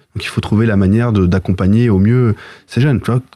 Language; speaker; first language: French; native; French